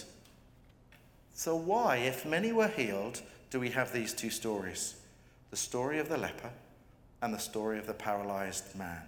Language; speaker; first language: English; native; English